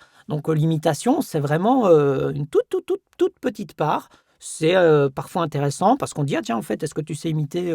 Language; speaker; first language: French; native; French